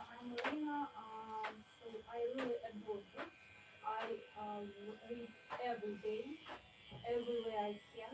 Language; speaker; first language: English; non-native, learner; Ukrainian